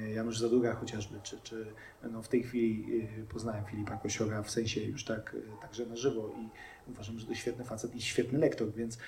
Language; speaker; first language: Polish; native; Polish